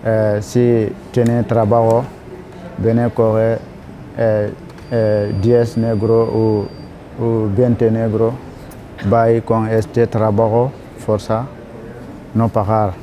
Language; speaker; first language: Spanish; non-native, learner; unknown